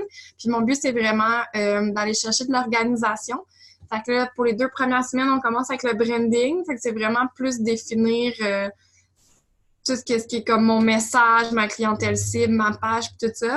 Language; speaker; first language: French; native; French